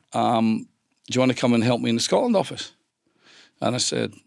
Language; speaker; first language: English; native; English